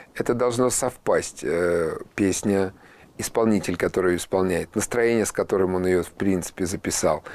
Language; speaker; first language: Russian; native; Russian